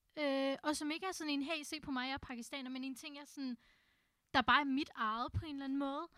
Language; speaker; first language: Danish; early bilingual, other home language; Urdu